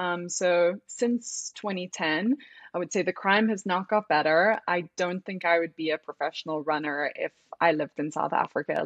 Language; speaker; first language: English; native; English